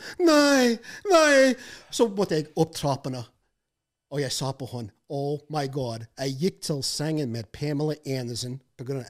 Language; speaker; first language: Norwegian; non-native, fluent; English